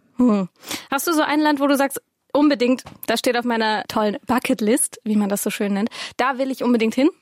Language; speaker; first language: German; native; German